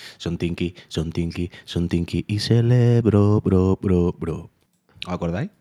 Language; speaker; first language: Spanish; native; Spanish